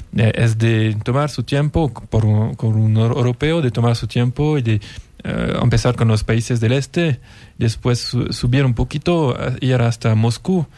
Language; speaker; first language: Spanish; non-native, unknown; French